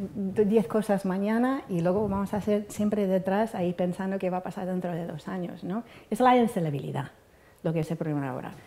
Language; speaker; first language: Spanish; non-native, fluent; English